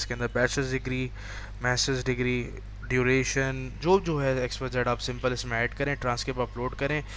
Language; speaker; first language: Urdu; native; Urdu